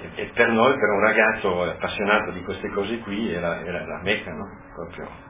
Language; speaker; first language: Italian; non-native, local second language; Friulian